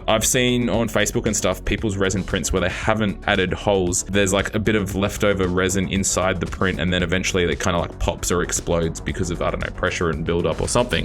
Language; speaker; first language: English; native; English